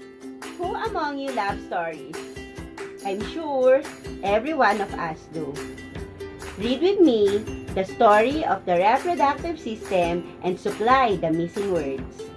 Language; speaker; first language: English; non-native, local second language; Filipino